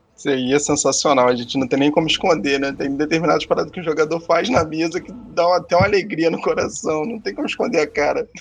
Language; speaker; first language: Portuguese; native; Portuguese